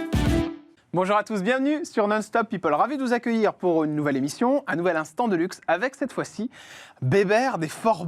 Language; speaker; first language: French; native; French